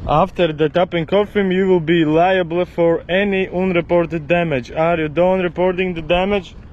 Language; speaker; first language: English; non-native, learner; Latvian